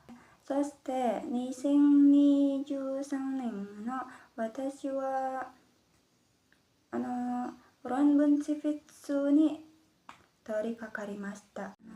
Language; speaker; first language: Japanese; non-native, learner; Indonesian